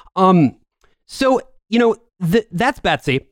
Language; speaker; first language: English; native; English